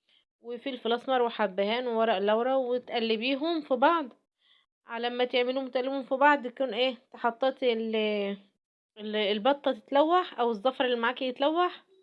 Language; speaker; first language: Arabic; native; Arabic